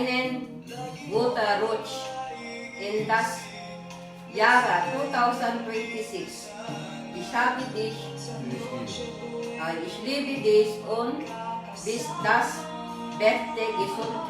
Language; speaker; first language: German; non-native, learner; Filipino